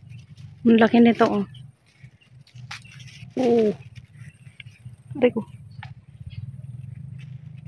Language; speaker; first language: Filipino; non-native, local second language; Iloko